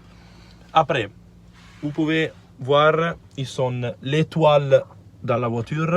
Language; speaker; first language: French; non-native, learner; Italian